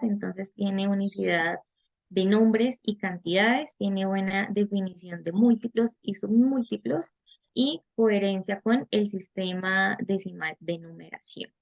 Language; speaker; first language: Spanish; native; Spanish